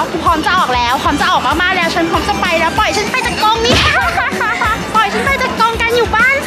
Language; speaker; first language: Thai; native; Thai